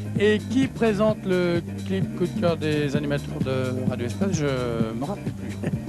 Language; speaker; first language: French; native; French